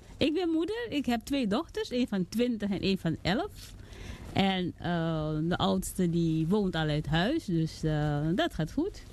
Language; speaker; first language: Dutch; native; Dutch